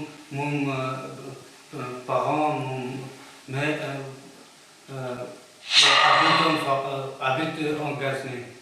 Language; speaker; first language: French; non-native, learner; Persian